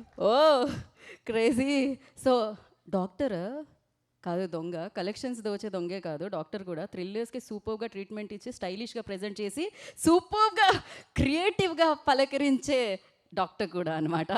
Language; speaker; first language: Telugu; native; Telugu